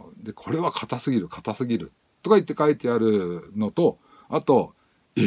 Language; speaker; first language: Japanese; native; Japanese